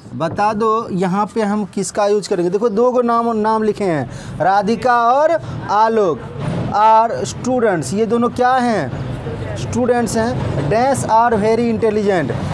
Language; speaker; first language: Hindi; native; Hindi